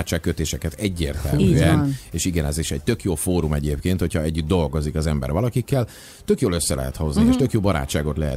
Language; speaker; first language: Hungarian; native; Hungarian